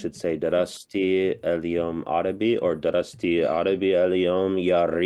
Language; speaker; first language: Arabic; non-native, learner; English